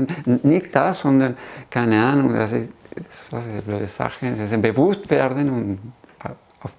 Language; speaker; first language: German; non-native, fluent; Spanish